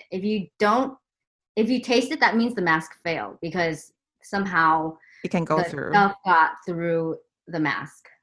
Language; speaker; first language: English; native; English